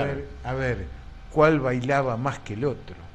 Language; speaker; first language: Spanish; native; Spanish